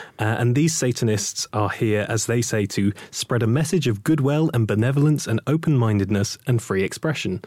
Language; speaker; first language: English; native; English